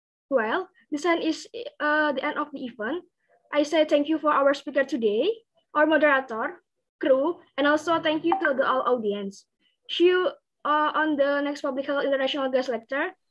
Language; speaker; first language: English; non-native, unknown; Indonesian